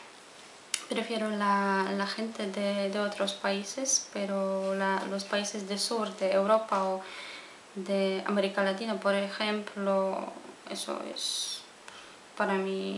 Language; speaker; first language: Spanish; non-native, fluent; Polish